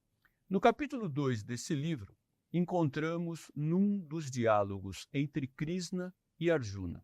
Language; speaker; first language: Portuguese; native; Portuguese